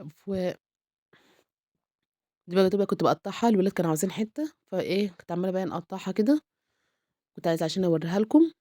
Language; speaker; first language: Arabic; native; Arabic